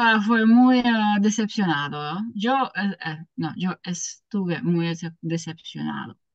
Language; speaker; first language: Spanish; non-native, learner; English